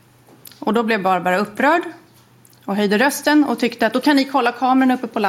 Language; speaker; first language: Swedish; native; Swedish